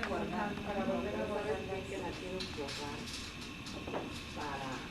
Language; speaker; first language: Spanish; native; Spanish